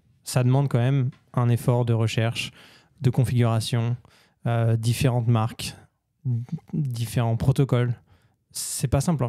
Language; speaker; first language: French; native; French